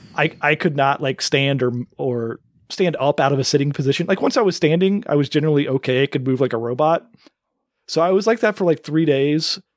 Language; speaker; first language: English; native; English